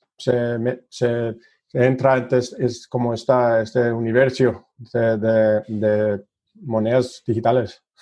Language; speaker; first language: Spanish; early bilingual, heritage; English